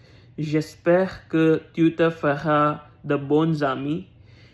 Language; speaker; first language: French; non-native, learner; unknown